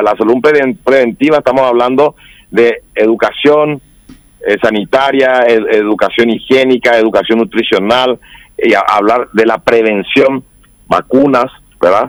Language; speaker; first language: Spanish; native; Spanish